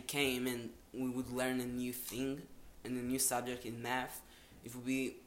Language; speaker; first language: English; non-native, fluent; Hebrew